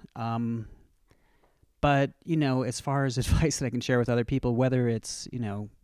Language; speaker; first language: English; native; English